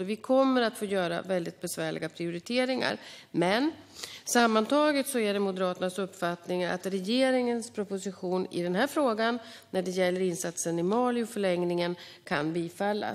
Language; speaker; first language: Swedish; native; Swedish